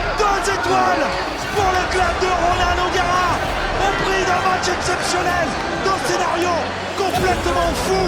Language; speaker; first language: French; native; French